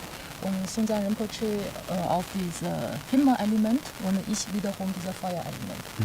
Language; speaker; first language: German; non-native, fluent; Chinese